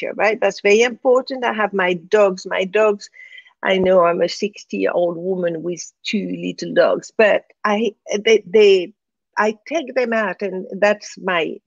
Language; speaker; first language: English; non-native, fluent; French